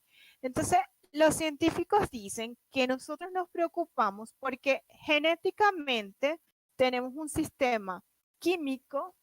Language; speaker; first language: Spanish; native; Spanish